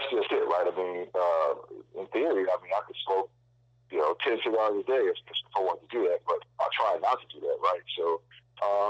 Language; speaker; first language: English; native; English